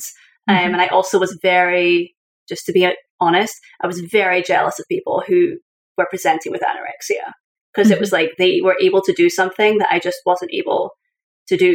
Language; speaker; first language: English; native; English